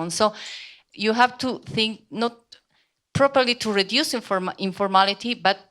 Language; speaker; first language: English; non-native, fluent; Spanish